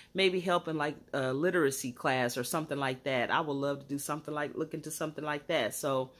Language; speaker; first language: English; native; English